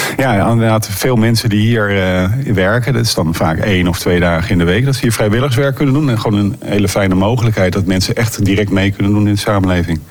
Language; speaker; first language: Dutch; native; Dutch